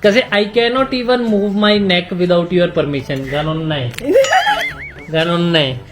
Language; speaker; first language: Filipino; non-native, fluent; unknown